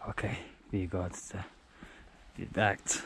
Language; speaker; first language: English; non-native, learner; Turkish